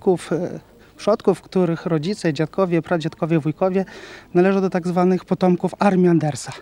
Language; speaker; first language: Polish; native; Polish